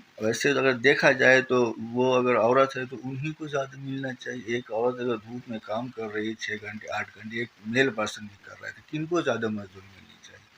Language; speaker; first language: Urdu; native; Urdu